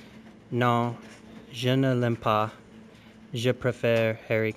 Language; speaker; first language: French; non-native, learner; English